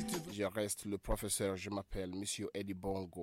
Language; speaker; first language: French; non-native, fluent; Igbo